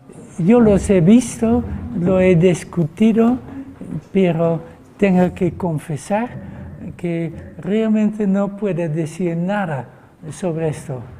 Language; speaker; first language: Spanish; non-native, fluent; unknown